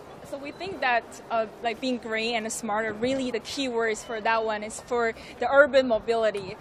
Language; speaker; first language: English; non-native, fluent; Chinese